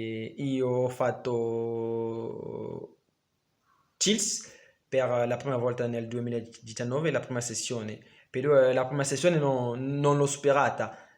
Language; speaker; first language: Italian; non-native, fluent; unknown